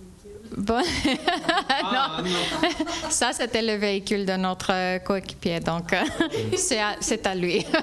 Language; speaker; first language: French; non-native, fluent; English